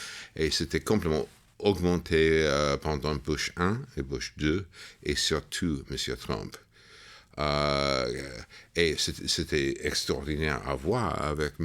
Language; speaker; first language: French; non-native, fluent; English